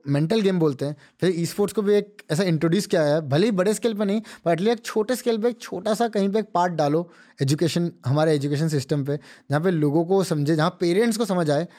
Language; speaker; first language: Hindi; non-native, local second language; Odia